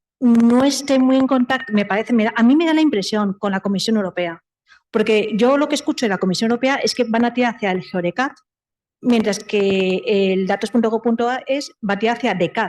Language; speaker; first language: Spanish; native; Spanish